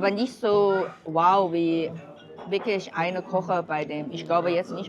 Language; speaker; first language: German; non-native, learner; Chinese